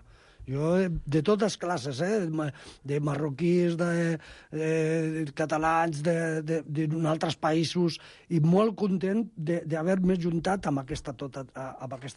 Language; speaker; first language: Catalan; non-native, local second language; Spanish